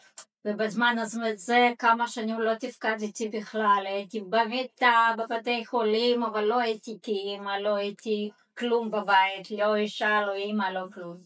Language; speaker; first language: Hebrew; non-native, fluent; Russian